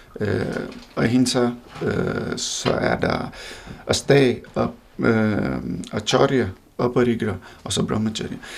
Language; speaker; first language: Danish; non-native, fluent; Hindi